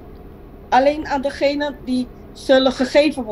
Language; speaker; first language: Dutch; non-native, local second language; Papiamento